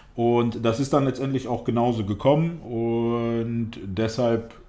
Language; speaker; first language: German; early bilingual, other home language; Russian